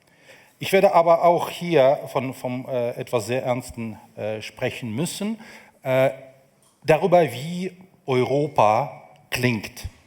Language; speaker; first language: German; non-native, fluent; Ukrainian